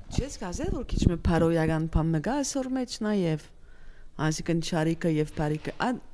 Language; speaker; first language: Armenian; early bilingual, heritage; Armenian